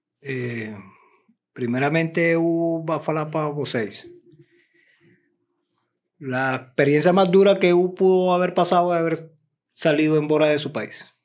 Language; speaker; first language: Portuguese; non-native, learner; Spanish